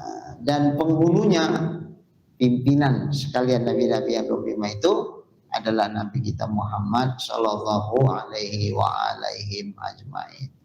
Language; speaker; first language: Indonesian; native; Indonesian